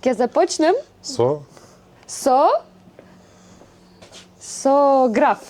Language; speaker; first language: Macedonian; non-native, learner; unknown